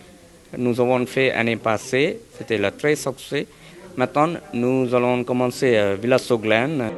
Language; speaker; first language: French; non-native, learner; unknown